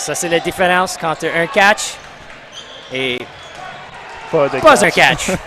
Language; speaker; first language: French; non-native, local second language; English